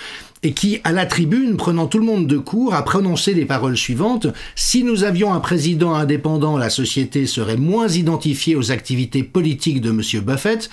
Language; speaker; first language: French; native; French